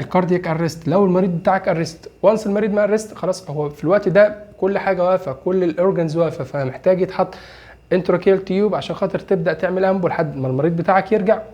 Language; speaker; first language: Arabic; native; Arabic